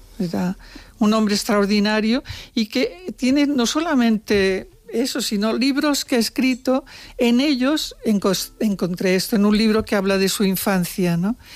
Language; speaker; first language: Spanish; non-native, local second language; Catalan